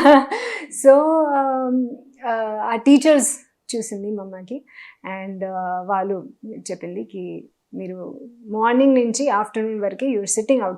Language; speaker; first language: Telugu; non-native, learner; Hindi